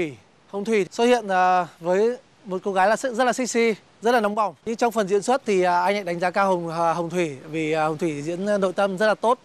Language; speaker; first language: Vietnamese; native; Vietnamese